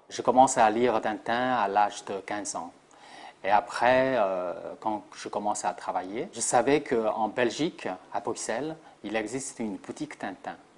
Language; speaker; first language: French; non-native, fluent; Chinese